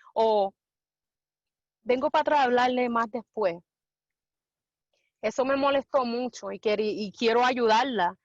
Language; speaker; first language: Spanish; early bilingual, heritage; Spanish